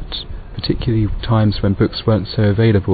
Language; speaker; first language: English; native; English